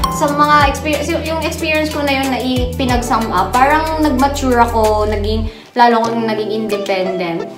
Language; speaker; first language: Filipino; native; Filipino